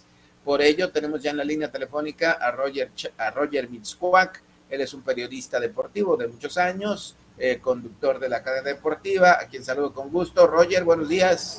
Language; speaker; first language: Spanish; native; Spanish